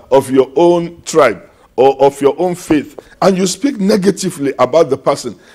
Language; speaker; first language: English; non-native, local second language; Yoruba